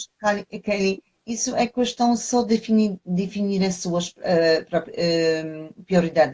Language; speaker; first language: Portuguese; non-native, fluent; Polish